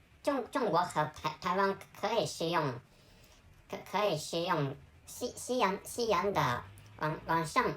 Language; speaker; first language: Chinese; non-native, learner; Japanese